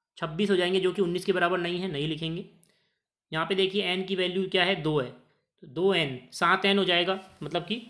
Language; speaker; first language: Hindi; native; Hindi